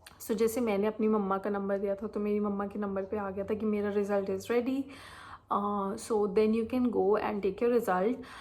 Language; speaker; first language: Hindi; native; Hindi